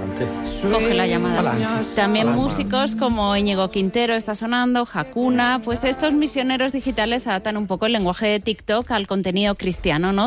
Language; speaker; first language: Spanish; native; Spanish